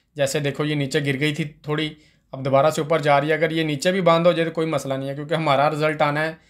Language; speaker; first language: Urdu; non-native, local second language; Punjabi